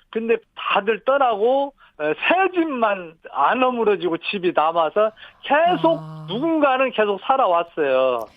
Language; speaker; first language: Korean; native; Korean